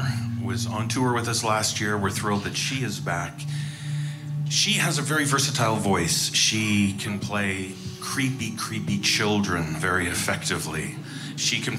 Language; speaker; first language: English; native; English